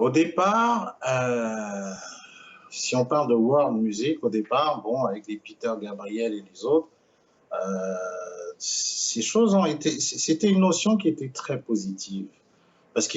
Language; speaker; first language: French; native; French